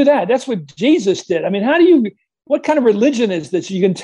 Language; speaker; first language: English; native; English